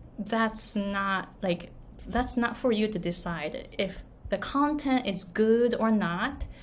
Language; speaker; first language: English; non-native, fluent; Japanese